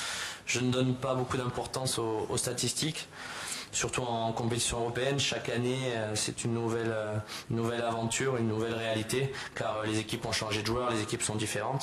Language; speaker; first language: French; native; French